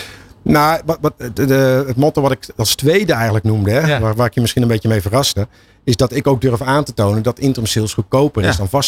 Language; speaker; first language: Dutch; native; Dutch